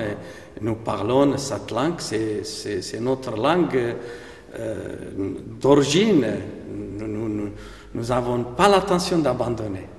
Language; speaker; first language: French; non-native, fluent; Aramaic